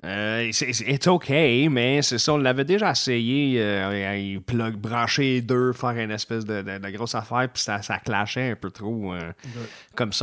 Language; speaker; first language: French; native; French